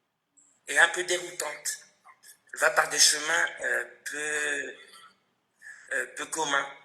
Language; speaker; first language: French; non-native, fluent; Spanish